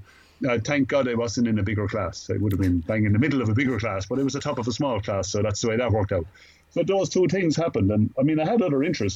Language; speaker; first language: English; native; English